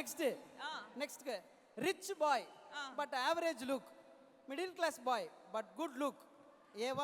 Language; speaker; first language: Tamil; native; Tamil